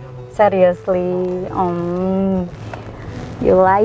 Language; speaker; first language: English; non-native, learner; Indonesian